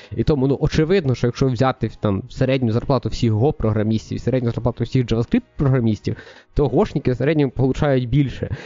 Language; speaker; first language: Ukrainian; native; Ukrainian